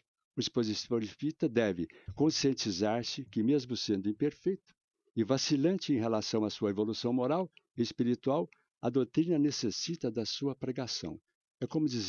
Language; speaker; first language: Portuguese; native; Portuguese